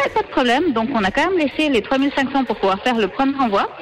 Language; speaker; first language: French; early bilingual, other home language; Spanish